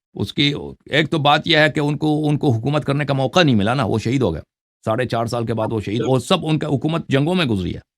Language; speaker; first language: Urdu; non-native, fluent; Persian